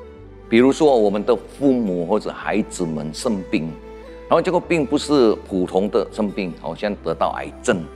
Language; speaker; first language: Chinese; non-native, fluent; Indonesian